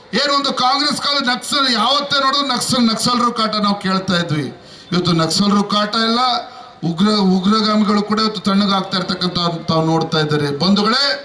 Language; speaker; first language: Kannada; native; Kannada